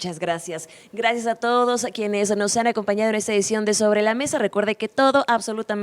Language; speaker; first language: Spanish; native; Spanish